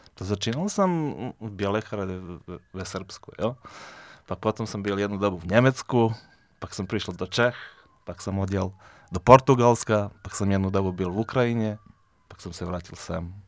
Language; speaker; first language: Czech; non-native, fluent; Serbian